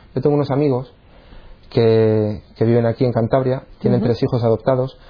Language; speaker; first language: Spanish; native; Spanish